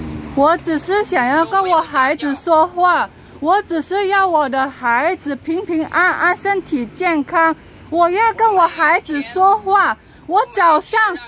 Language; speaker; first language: Chinese; non-native, fluent; Indonesian